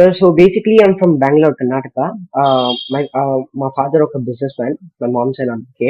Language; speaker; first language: Telugu; non-native, learner; Kannada